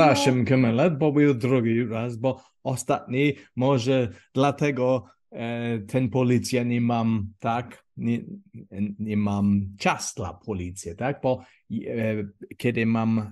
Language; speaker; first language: Polish; non-native, learner; English